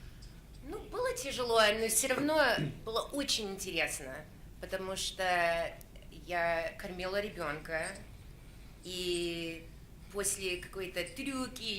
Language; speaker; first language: Russian; early bilingual, heritage; Russian